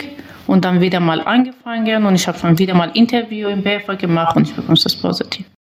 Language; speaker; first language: German; non-native, learner; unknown